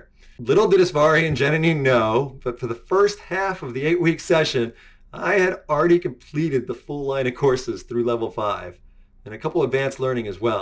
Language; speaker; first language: English; native; English